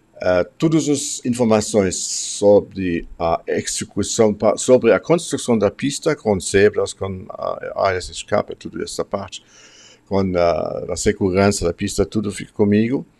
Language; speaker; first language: Portuguese; non-native, fluent; German